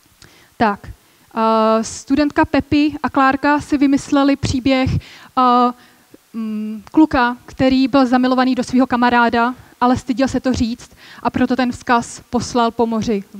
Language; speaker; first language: Czech; native; Czech